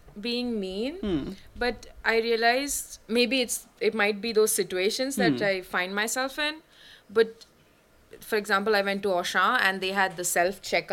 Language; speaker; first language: English; non-native, local second language; Malayalam